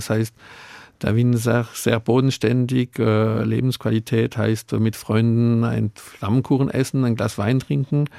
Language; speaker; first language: German; non-native, local second language; Swiss German